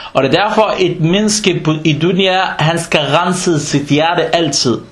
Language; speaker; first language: Danish; non-native, fluent; Arabic